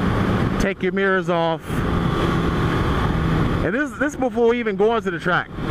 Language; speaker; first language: English; native; English